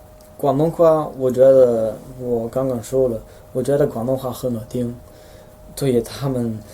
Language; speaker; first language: Chinese; non-native, fluent; Dutch